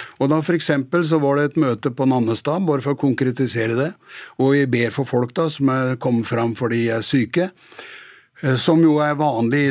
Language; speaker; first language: Norwegian; native; Norwegian